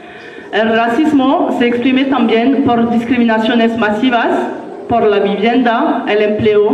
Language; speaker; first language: Spanish; non-native, learner; French